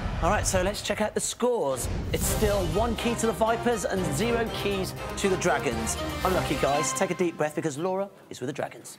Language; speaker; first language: English; native; English